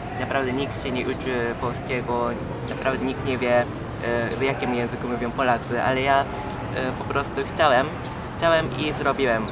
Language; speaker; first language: Polish; non-native, fluent; Japanese